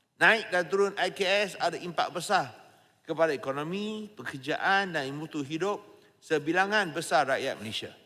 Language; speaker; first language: Malay; non-native, local second language; Chinese